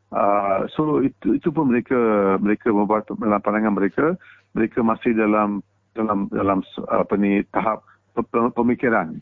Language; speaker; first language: Malay; non-native, local second language; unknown